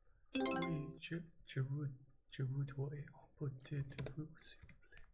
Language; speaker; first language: French; non-native, learner; English